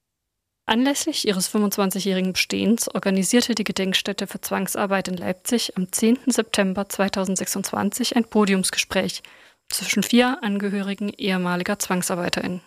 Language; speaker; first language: German; native; German